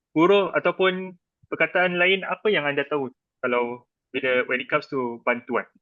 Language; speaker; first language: Malay; native; Malay